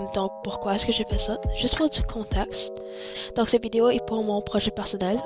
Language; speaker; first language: French; early bilingual, other home language; Chinese